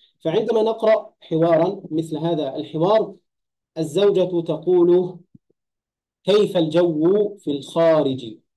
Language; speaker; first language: Arabic; native; Arabic